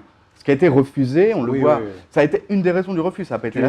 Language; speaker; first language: French; native; French